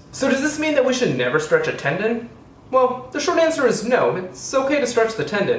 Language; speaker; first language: English; native; English